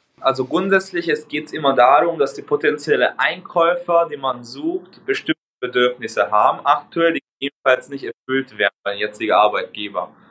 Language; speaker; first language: German; non-native, fluent; Hungarian